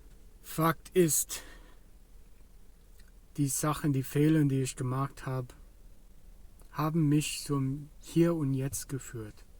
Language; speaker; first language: German; non-native, fluent; English